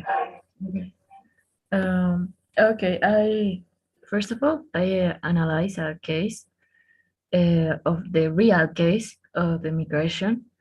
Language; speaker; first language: English; non-native, learner; Spanish